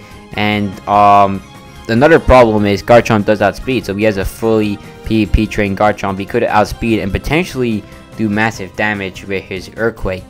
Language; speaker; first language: English; native; English